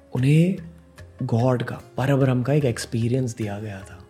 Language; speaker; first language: Hindi; non-native, local second language; English